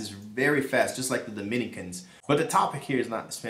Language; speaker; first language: English; non-native, fluent; Portuguese